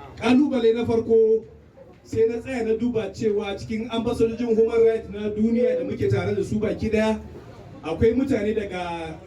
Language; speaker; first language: Hausa; non-native, local second language; Fula